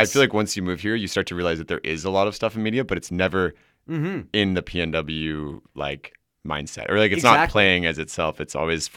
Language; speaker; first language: English; native; English